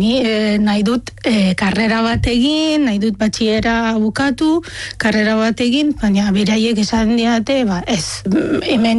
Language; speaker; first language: Basque; non-native, fluent; Arabic